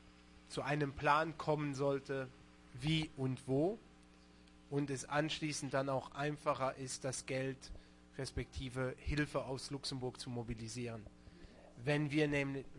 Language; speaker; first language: German; non-native, local second language; Luxembourgish